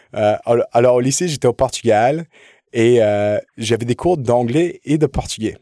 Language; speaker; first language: French; early bilingual, other home language; English